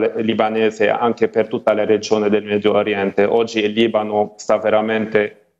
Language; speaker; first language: Italian; non-native, fluent; Arabic